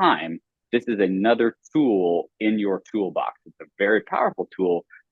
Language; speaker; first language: English; native; English